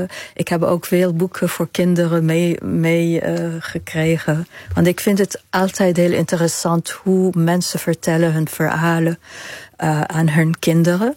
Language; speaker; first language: Dutch; non-native, fluent; Arabic